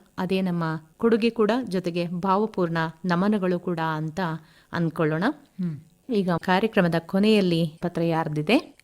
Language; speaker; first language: Kannada; native; Kannada